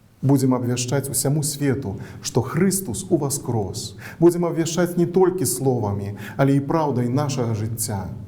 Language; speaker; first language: Belarusian; native; Belarusian